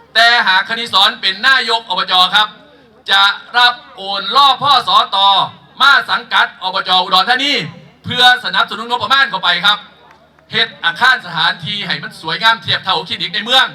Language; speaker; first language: Thai; native; Thai